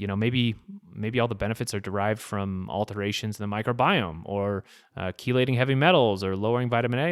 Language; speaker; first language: English; native; English